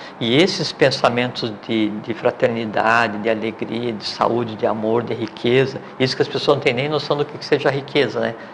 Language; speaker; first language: Portuguese; native; Portuguese